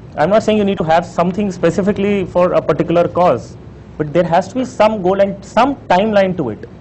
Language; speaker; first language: English; non-native, local second language; Hindi